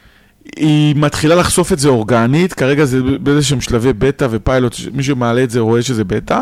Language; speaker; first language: Hebrew; native; Hebrew